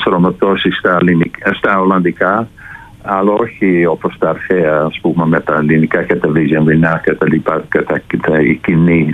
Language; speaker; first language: Greek; non-native, fluent; Dutch